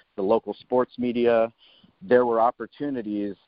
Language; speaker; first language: English; native; English